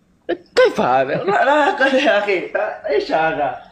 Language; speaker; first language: Arabic; non-native, learner; Indonesian